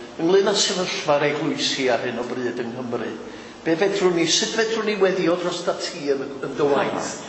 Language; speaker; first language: Welsh; native; Welsh